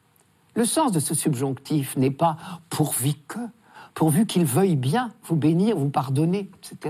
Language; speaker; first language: French; native; French